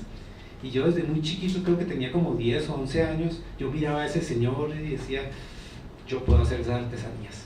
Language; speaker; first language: Spanish; native; Spanish